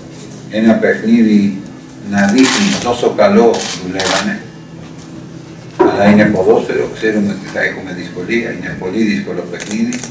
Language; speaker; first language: Greek; non-native, learner; Spanish